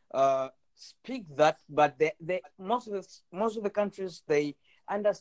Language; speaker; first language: English; non-native, local second language; Swahili